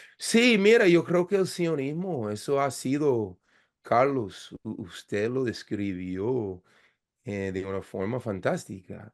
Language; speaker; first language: Spanish; non-native, fluent; English